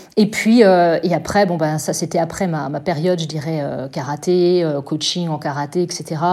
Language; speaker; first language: French; native; French